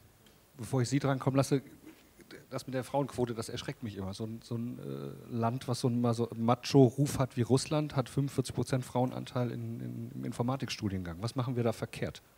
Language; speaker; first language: German; native; German